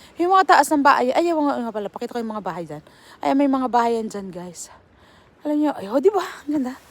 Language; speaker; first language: Filipino; native; Filipino